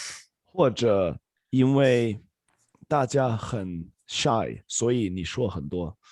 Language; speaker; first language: Chinese; non-native, fluent; Swedish